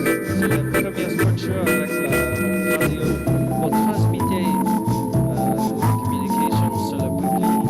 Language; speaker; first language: French; non-native, learner; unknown